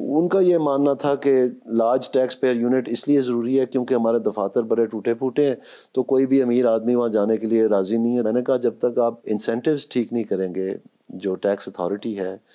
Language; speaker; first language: Urdu; non-native, local second language; Punjabi